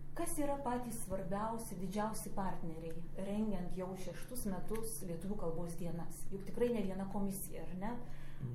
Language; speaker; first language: Lithuanian; native; Lithuanian